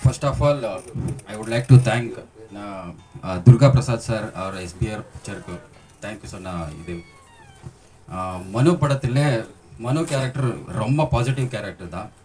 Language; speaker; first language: Tamil; non-native, learner; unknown